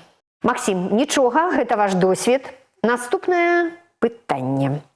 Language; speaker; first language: Belarusian; native; Belarusian